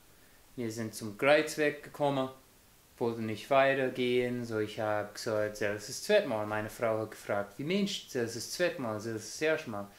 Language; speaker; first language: German; non-native, fluent; English